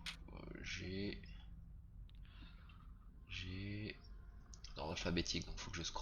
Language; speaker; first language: French; native; French